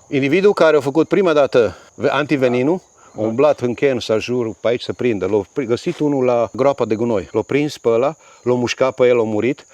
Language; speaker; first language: Romanian; native; Romanian